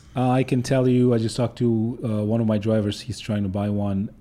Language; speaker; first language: English; non-native, fluent; Polish